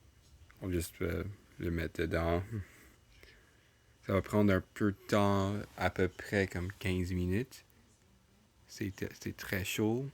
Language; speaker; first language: French; non-native, local second language; English